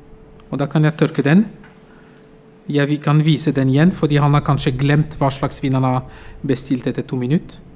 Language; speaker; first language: Norwegian; non-native, fluent; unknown